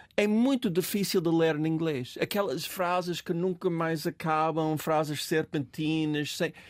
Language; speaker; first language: Portuguese; non-native, fluent; English